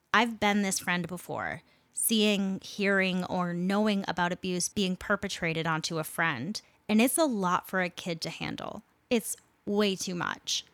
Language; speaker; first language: English; native; English